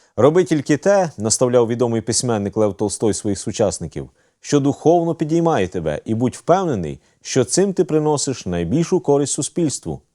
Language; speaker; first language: Ukrainian; native; Ukrainian